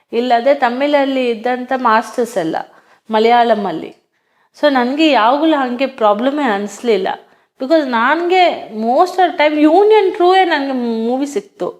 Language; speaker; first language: Kannada; non-native, local second language; Hindi